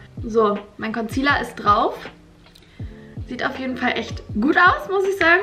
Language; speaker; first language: German; native; German